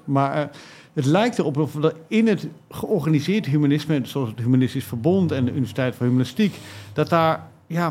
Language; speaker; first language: Dutch; native; Dutch